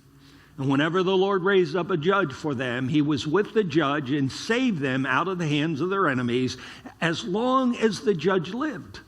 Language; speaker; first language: English; native; English